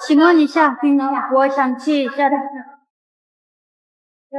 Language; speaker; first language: Chinese; non-native, learner; Korean